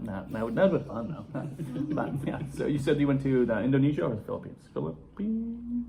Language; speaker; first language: English; native; English